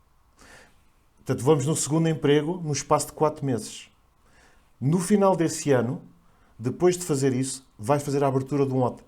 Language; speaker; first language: Portuguese; native; Portuguese